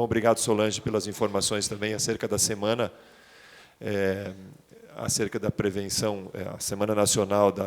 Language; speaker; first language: Portuguese; native; Portuguese